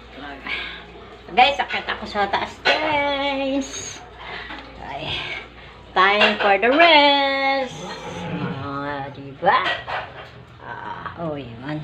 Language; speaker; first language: Filipino; non-native, local second language; Cebuano